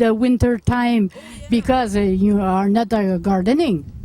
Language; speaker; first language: English; non-native, local second language; French